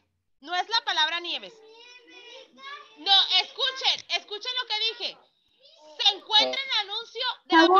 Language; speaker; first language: Spanish; native; Spanish